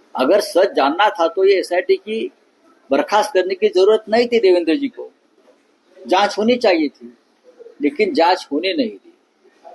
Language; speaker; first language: Hindi; non-native, local second language; Marathi